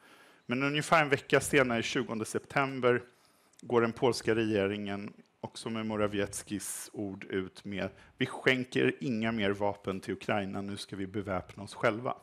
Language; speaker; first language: Swedish; native; Swedish